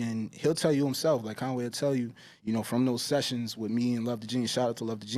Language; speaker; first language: English; native; English